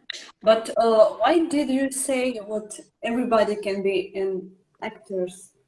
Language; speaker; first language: English; non-native, learner; Russian